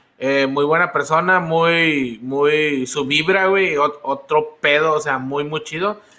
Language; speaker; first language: Spanish; native; Spanish